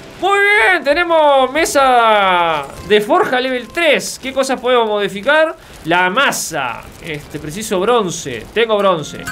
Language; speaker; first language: Spanish; native; Spanish